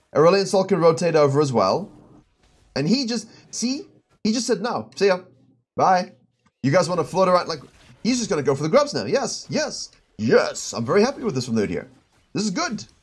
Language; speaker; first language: English; native; English